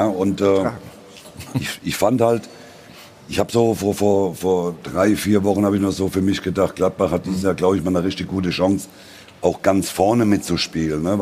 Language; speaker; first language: German; native; German